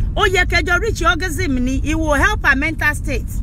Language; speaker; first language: English; non-native, local second language; Yoruba